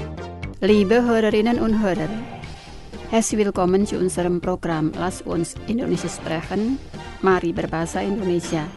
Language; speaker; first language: German; non-native, fluent; Indonesian